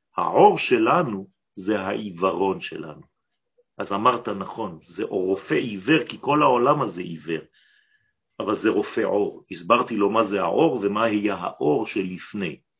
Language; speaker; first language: Hebrew; non-native, fluent; French